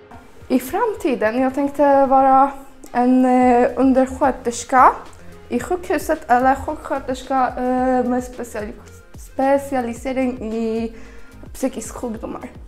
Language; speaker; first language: Swedish; early bilingual, other home language; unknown